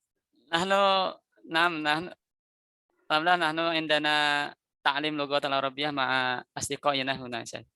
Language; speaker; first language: Arabic; non-native, learner; Indonesian